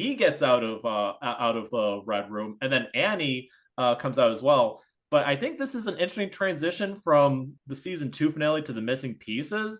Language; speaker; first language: English; native; English